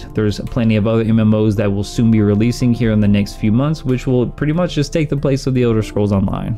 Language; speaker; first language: English; native; English